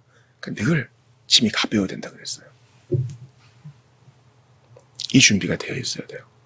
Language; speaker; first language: Korean; native; Korean